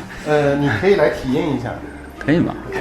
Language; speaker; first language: Chinese; native; Chinese